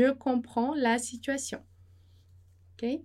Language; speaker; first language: French; non-native, fluent; Portuguese